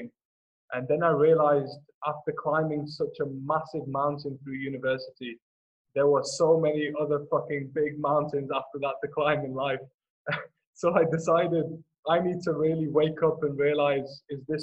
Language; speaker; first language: English; native; English